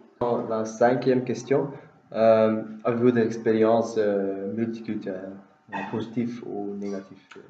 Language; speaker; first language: French; non-native, learner; Dutch